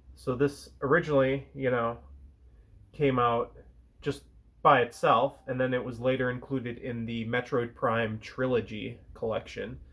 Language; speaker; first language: English; native; English